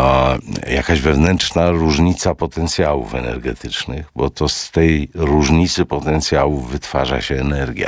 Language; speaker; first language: Polish; native; Polish